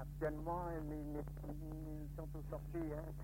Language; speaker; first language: French; native; French